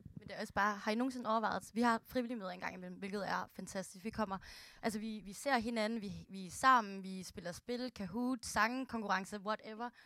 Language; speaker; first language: Danish; early bilingual, other home language; Filipino